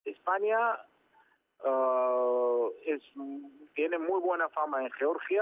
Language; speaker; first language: Spanish; non-native, fluent; Georgian